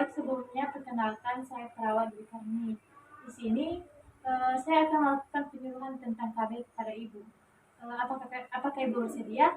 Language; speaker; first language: Indonesian; native; Indonesian